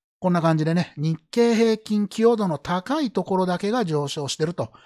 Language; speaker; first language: Japanese; native; Japanese